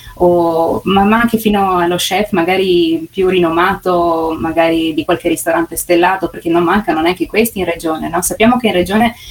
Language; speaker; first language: Italian; native; Italian